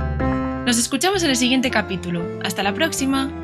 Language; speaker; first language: Spanish; native; Spanish